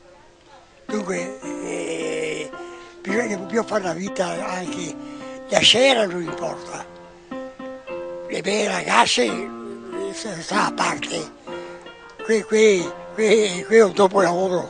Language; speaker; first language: Italian; non-native, local second language; Venetian